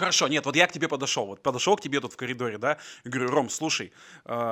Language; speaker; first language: Russian; native; Russian